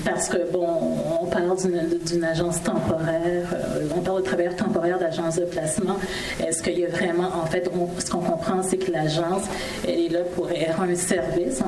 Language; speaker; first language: French; native; French